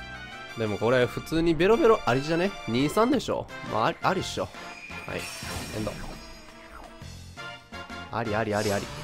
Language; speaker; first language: Japanese; native; Japanese